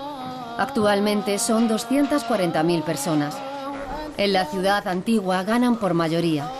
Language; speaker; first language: Spanish; native; Spanish